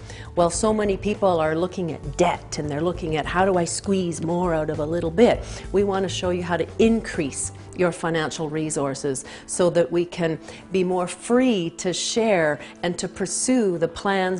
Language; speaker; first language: English; native; English